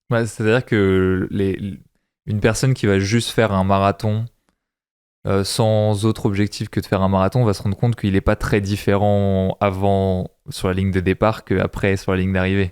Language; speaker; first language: French; native; French